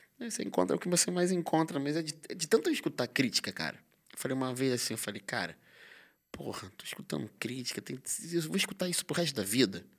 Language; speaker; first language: Portuguese; native; Portuguese